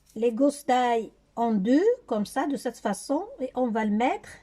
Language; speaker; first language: French; non-native, local second language; Arabic